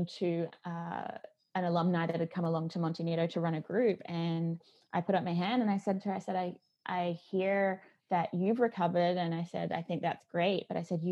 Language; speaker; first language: English; native; English